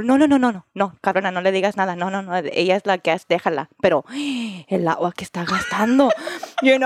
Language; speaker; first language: Spanish; early bilingual, other home language; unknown